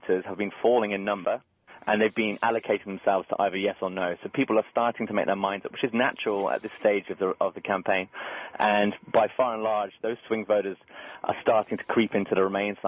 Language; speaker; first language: English; native; English